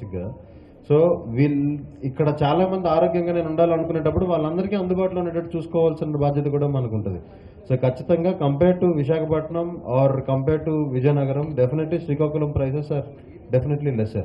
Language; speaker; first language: Telugu; native; Telugu